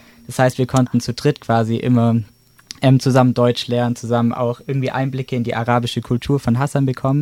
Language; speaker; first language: German; native; German